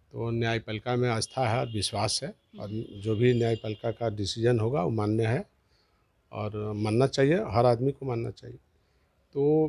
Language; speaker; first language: Hindi; native; Hindi